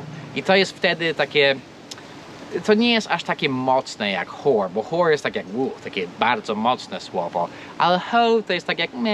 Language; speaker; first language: Polish; non-native, fluent; English